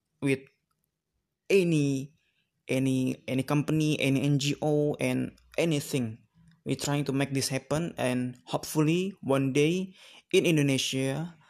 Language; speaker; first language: English; non-native, learner; Indonesian